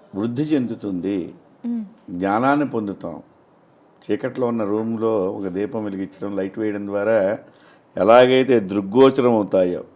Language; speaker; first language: Telugu; native; Telugu